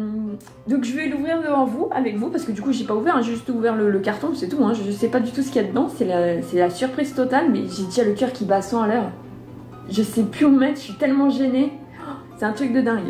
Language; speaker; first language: French; native; French